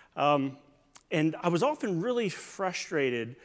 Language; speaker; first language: English; native; English